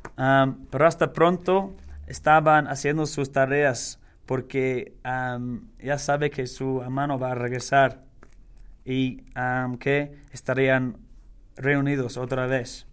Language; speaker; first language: Spanish; non-native, learner; English